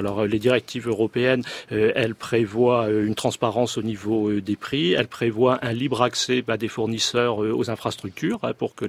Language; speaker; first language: French; native; French